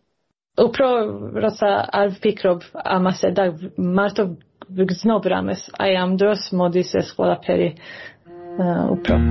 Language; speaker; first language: Georgian; early bilingual, heritage; Georgian